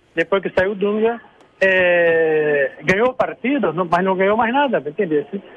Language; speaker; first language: Spanish; non-native, learner; Portuguese